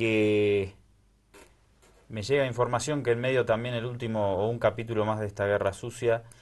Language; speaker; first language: Spanish; native; Spanish